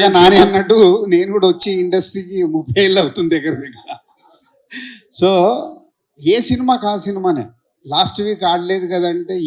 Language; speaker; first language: Telugu; native; Telugu